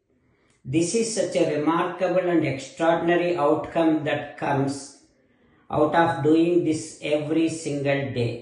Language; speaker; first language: English; non-native, local second language; Telugu